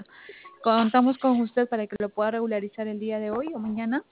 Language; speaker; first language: Spanish; native; Spanish